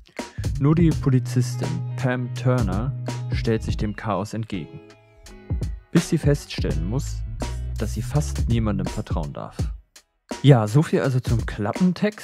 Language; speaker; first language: German; native; German